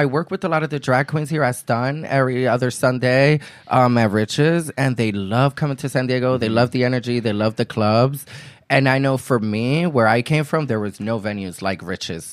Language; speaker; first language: English; early bilingual, other home language; Spanish